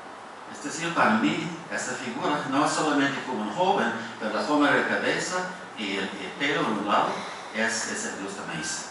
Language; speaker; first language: Spanish; non-native, fluent; English